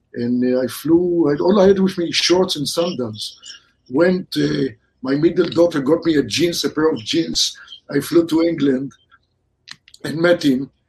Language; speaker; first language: English; non-native, fluent; Hebrew